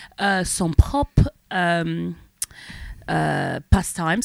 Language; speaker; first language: French; non-native, learner; English